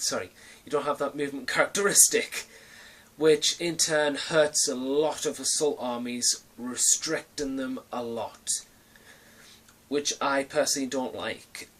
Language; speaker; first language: English; native; English